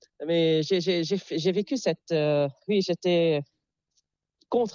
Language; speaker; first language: French; non-native, local second language; Arabic